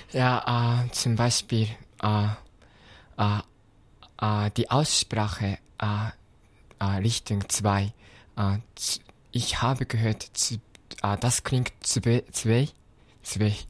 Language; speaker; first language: German; non-native, fluent; Japanese